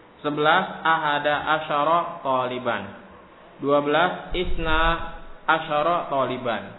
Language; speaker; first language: Arabic; non-native, fluent; Indonesian